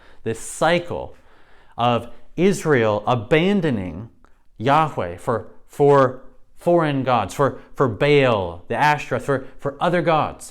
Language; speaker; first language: English; native; English